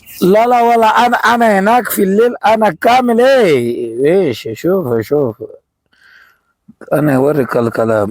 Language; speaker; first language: Arabic; non-native, learner; Urdu